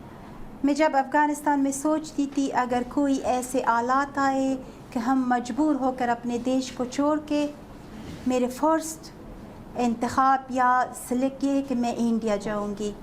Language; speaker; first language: Hindi; non-native, fluent; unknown